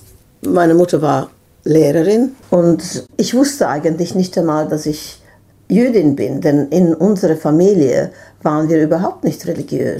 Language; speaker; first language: German; non-native, fluent; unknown